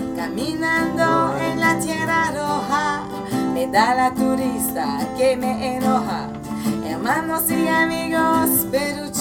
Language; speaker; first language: Spanish; non-native, learner; French